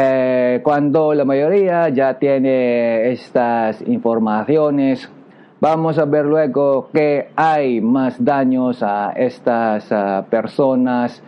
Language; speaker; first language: Spanish; non-native, learner; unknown